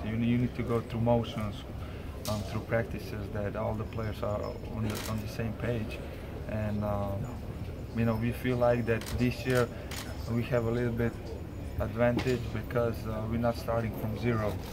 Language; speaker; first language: English; non-native, fluent; Slovenian